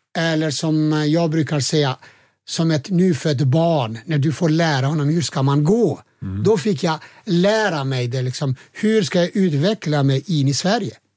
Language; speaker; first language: Swedish; non-native, fluent; Albanian